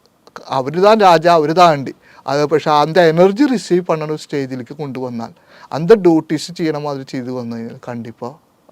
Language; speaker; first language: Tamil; non-native, local second language; Malayalam